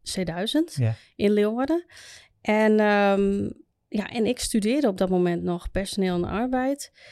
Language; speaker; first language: Dutch; native; Dutch